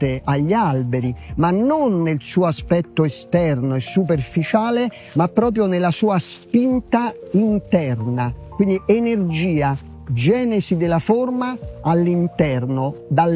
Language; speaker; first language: Italian; native; Italian